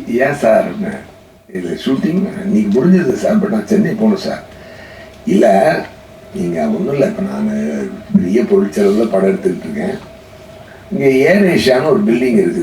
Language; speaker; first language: Tamil; native; Tamil